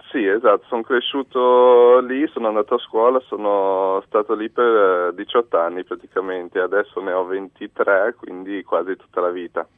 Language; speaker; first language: Italian; early bilingual, heritage; Italian